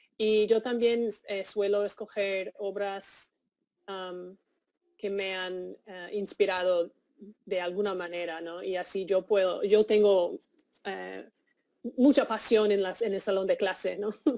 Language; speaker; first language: Spanish; non-native, fluent; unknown